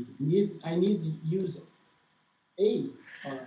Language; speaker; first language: English; non-native, learner; Portuguese